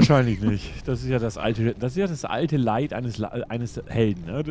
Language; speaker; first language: German; native; German